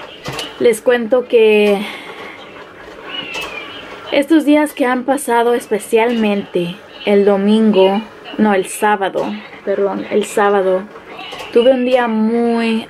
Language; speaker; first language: Spanish; early bilingual, heritage; Spanish